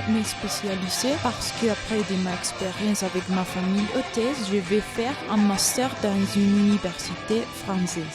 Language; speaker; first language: French; non-native, learner; Spanish